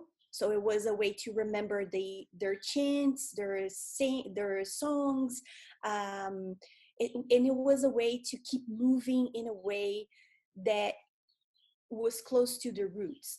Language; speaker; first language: English; non-native, fluent; Portuguese